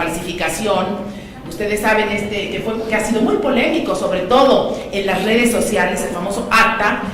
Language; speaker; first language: Spanish; native; Spanish